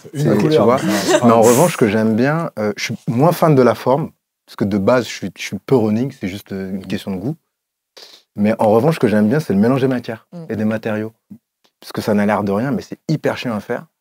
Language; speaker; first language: French; native; French